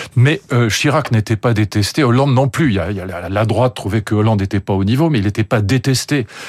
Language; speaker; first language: French; native; French